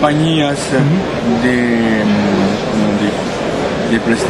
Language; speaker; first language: Spanish; non-native, learner; French